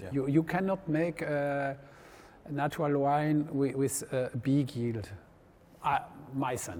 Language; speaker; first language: English; non-native, learner; French